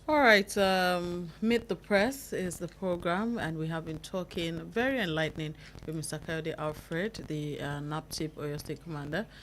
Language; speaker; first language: English; non-native, local second language; Yoruba